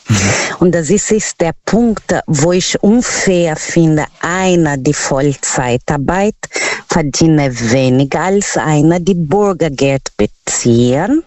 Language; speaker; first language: German; non-native, fluent; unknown